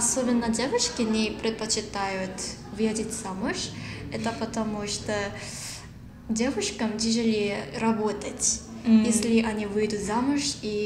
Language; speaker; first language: Russian; non-native, learner; Korean